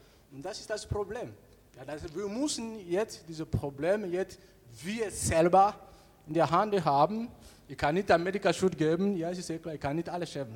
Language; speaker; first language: German; non-native, learner; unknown